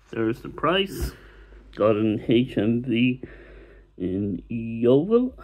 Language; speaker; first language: English; native; English